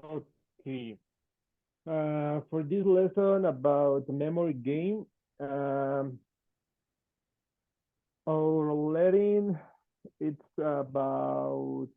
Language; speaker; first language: English; non-native, fluent; Spanish